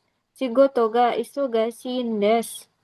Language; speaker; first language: Japanese; non-native, learner; Indonesian